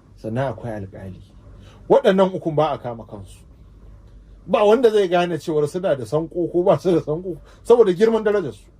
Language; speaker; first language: Hausa; native; Hausa